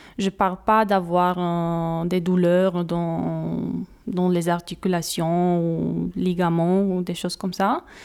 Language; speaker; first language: French; non-native, fluent; Romanian